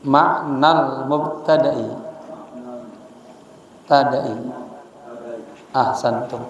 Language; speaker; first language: Arabic; non-native, fluent; Indonesian